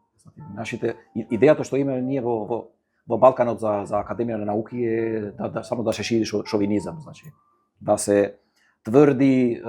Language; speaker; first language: Macedonian; non-native, fluent; Albanian